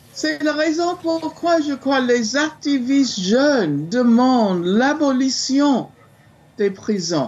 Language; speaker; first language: French; non-native, fluent; English